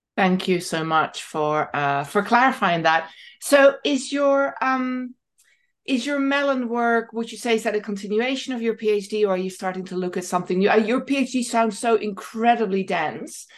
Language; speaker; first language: English; non-native, fluent; Dutch